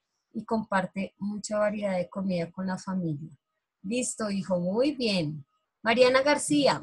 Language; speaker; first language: Spanish; native; Spanish